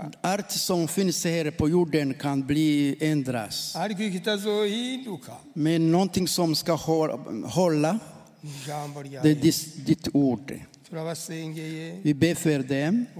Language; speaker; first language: Swedish; non-native, learner; Rundi